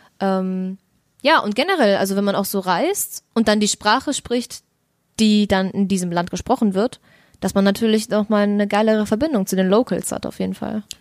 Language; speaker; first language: German; early bilingual, other home language; Russian